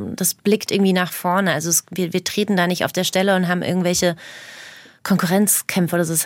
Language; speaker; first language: German; native; German